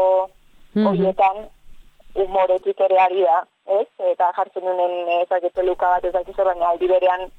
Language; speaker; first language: Basque; native; Basque